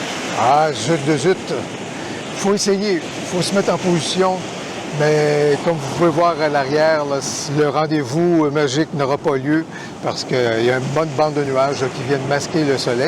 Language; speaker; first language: French; native; French